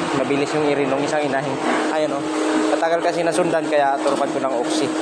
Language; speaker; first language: Filipino; non-native, local second language; Cebuano